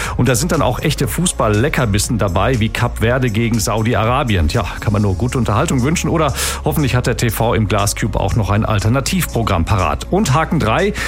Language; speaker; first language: German; native; German